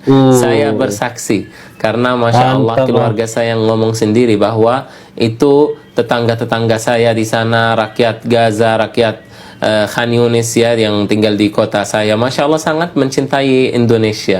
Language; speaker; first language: Indonesian; non-native, fluent; Arabic